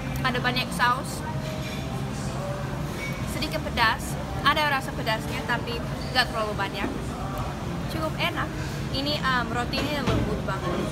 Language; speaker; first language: Indonesian; non-native, fluent; English